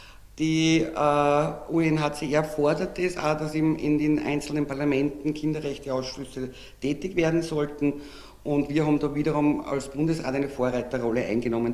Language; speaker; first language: German; native; German